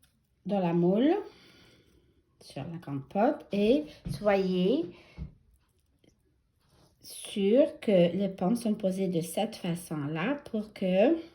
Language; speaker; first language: French; non-native, fluent; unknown